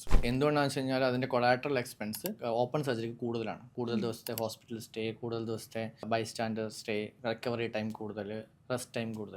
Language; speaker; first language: Malayalam; native; Malayalam